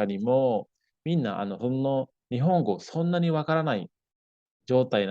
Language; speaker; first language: Japanese; non-native, fluent; Indonesian